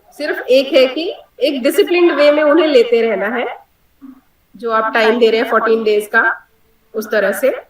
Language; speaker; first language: Hindi; native; Hindi